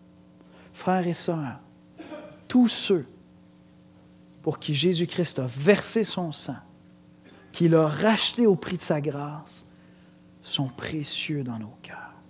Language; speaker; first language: French; native; French